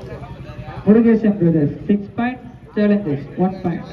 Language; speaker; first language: English; non-native, local second language; Tamil